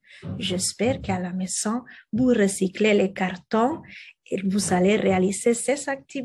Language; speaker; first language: French; non-native, fluent; Spanish